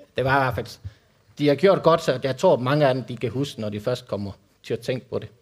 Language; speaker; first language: Danish; non-native, fluent; Spanish